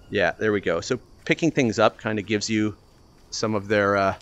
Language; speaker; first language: English; native; English